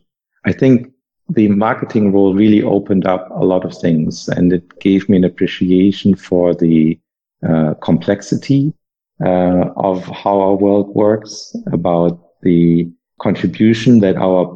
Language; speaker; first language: English; non-native, fluent; German